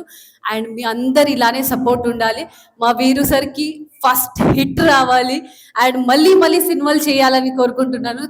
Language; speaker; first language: Telugu; non-native, local second language; Marathi